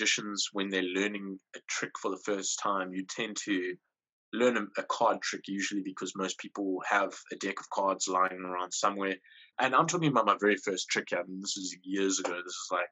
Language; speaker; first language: English; native; English